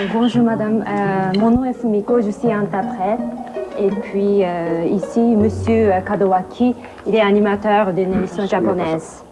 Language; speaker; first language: French; non-native, fluent; Japanese